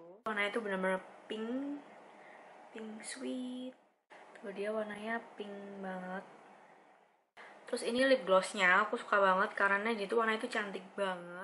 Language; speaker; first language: Indonesian; native; Indonesian